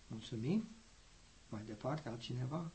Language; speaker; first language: Romanian; non-native, learner; English